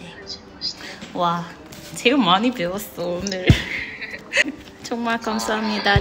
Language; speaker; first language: Korean; non-native, learner; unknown